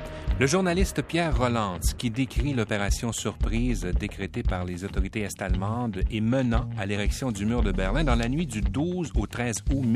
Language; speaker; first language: French; native; French